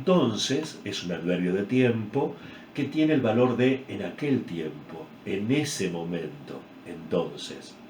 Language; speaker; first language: Spanish; native; Spanish